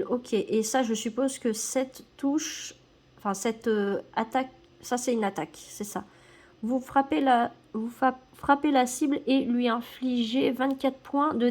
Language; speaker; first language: French; native; French